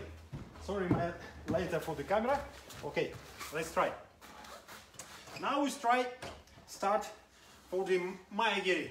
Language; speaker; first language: English; non-native, learner; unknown